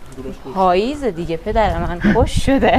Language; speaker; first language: Persian; native; Persian